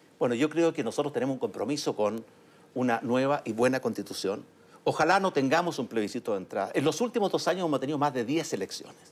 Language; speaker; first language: Spanish; native; Spanish